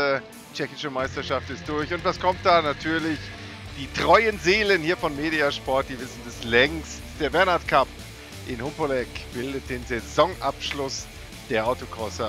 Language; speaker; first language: German; native; German